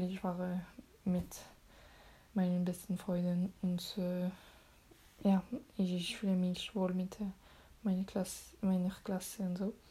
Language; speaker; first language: German; non-native, learner; French